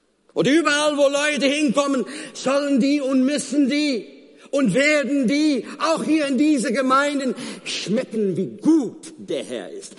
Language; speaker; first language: German; non-native, fluent; Afrikaans